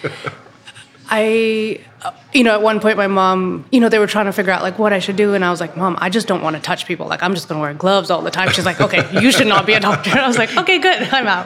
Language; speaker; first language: English; non-native, local second language; Urdu